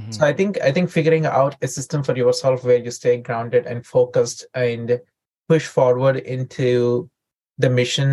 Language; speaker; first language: English; non-native, local second language; Telugu